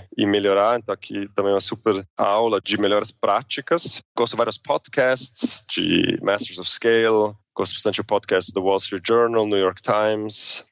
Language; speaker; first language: Portuguese; non-native, fluent; Swiss German